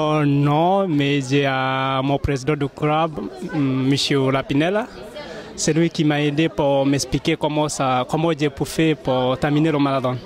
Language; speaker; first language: French; non-native, fluent; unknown